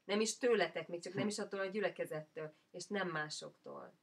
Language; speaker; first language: Hungarian; native; Hungarian